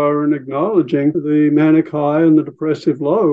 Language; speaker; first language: English; native; English